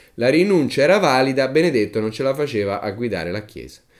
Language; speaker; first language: Italian; native; Italian